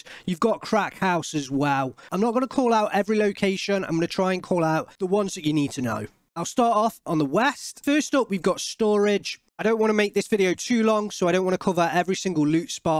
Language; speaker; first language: English; native; English